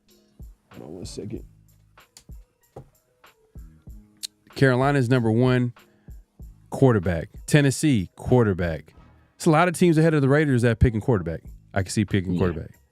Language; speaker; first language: English; native; English